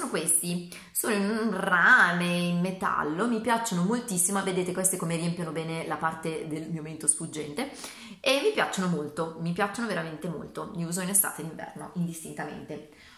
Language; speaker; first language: Italian; native; Italian